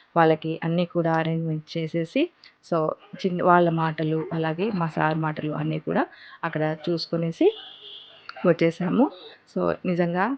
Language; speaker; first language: Telugu; native; Telugu